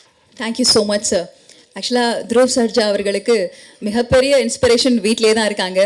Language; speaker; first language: Tamil; native; Tamil